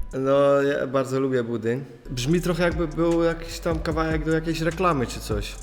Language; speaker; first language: Polish; early bilingual, heritage; Polish